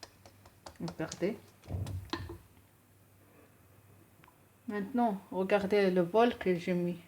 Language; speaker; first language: French; non-native, local second language; Arabic